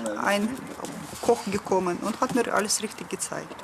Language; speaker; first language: German; non-native, learner; Russian